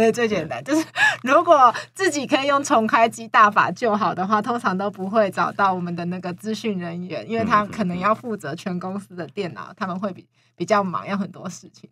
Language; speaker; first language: Chinese; native; Chinese